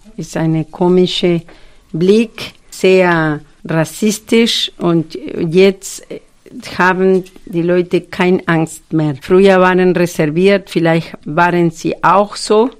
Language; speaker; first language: German; non-native, fluent; Spanish